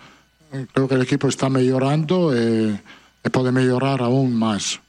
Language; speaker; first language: Spanish; non-native, fluent; Italian